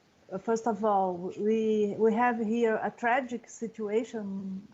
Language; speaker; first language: English; non-native, learner; Portuguese